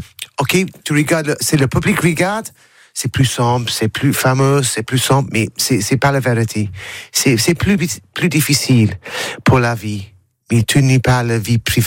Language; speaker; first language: French; non-native, learner; English